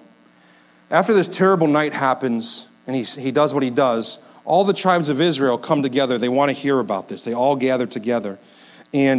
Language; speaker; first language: English; native; English